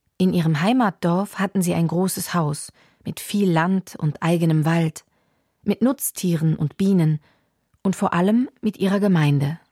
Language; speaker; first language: German; native; German